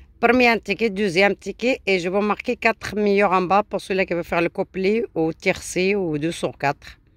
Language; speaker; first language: French; non-native, local second language; Arabic